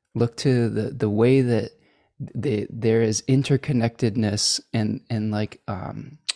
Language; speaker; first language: English; native; English